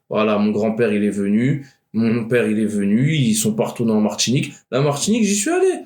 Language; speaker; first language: French; native; French